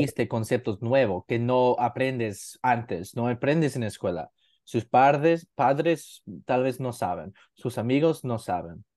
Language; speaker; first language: Spanish; non-native, learner; English